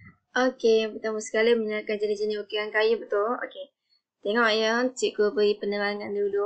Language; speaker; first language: Malay; native; Malay